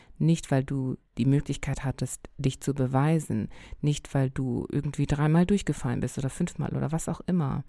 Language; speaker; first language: German; early bilingual, other home language; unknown